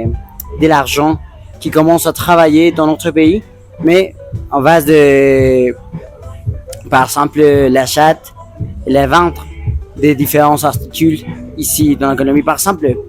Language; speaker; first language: French; non-native, learner; Spanish